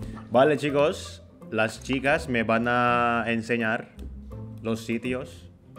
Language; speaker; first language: Spanish; non-native, fluent; Indonesian